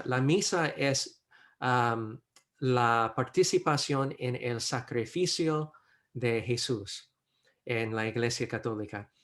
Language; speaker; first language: Spanish; non-native, fluent; English